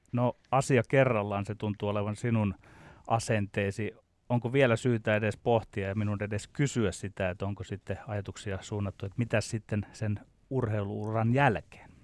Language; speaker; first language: Finnish; native; Finnish